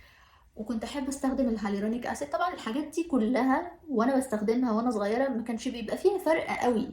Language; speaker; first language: Arabic; native; Arabic